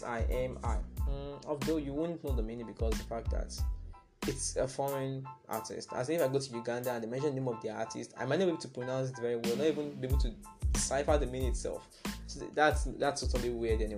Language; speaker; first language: English; non-native, local second language; Yoruba